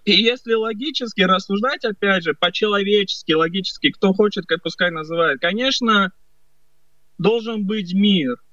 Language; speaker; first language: Russian; early bilingual, other home language; Armenian